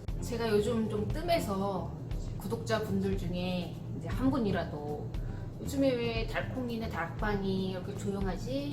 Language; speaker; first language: Korean; native; Korean